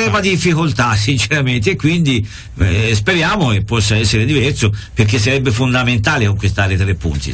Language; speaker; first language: Italian; native; Italian